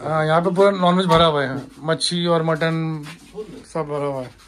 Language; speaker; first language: Hindi; native; Hindi